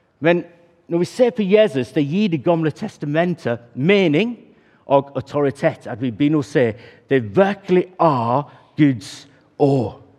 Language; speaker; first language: Norwegian; non-native, fluent; English